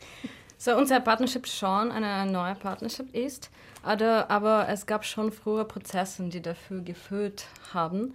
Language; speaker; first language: German; non-native, fluent; Russian